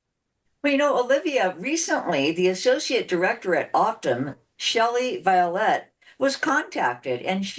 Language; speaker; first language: English; native; English